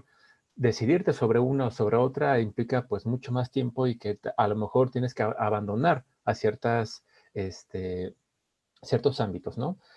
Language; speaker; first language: Spanish; native; Spanish